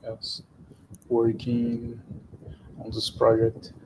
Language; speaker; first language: English; non-native, fluent; Portuguese